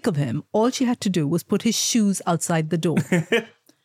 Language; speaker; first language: English; non-native, local second language; Malayalam